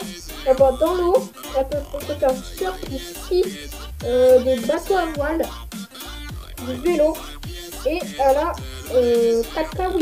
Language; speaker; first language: French; native; French